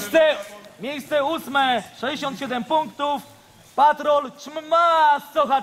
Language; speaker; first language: Polish; native; Polish